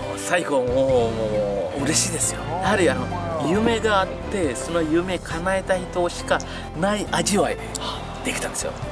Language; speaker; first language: Japanese; non-native, fluent; Sinhala